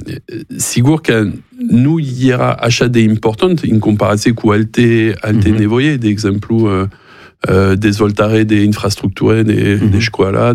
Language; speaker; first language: Romanian; non-native, learner; French